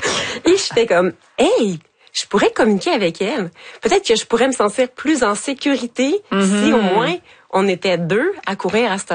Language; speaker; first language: French; native; French